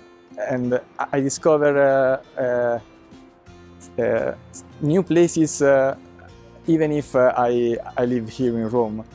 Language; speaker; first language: English; non-native, fluent; Italian